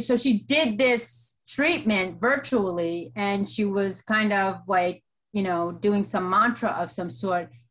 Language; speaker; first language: English; native; English